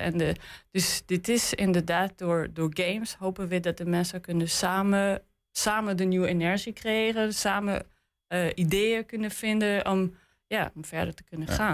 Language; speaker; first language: Dutch; non-native, learner; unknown